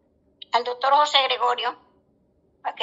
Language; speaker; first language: Spanish; native; Spanish